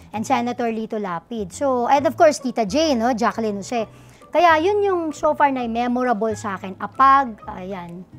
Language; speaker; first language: Filipino; native; Filipino